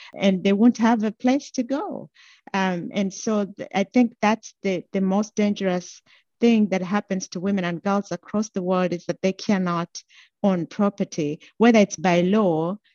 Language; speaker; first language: English; non-native, local second language; Gusii